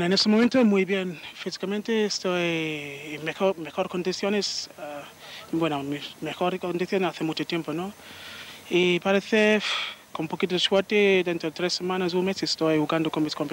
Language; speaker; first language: Spanish; non-native, learner; English